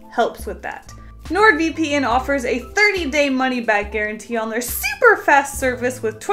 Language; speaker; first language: English; native; English